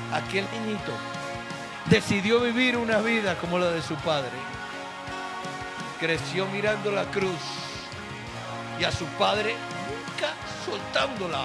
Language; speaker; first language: Spanish; native; Spanish